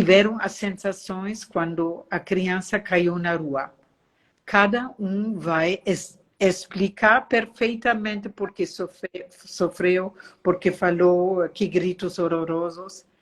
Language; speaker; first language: Portuguese; non-native, fluent; German